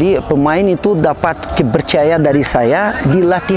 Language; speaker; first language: Indonesian; non-native, fluent; Portuguese